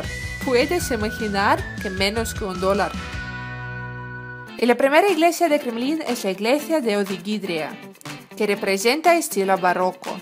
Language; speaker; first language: Spanish; non-native, learner; Russian